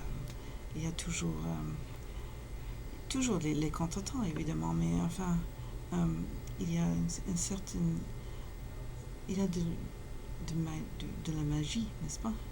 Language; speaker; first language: French; non-native, fluent; English